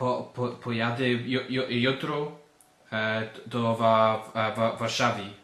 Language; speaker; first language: Polish; non-native, learner; English